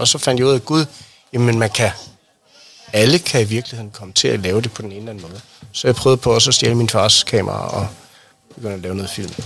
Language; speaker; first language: Danish; native; Danish